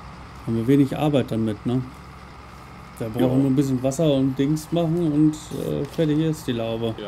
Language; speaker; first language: German; native; German